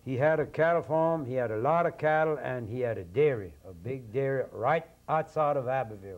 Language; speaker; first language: English; non-native, local second language; French